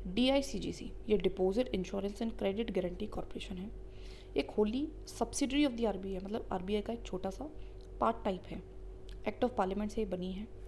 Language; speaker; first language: Hindi; native; Hindi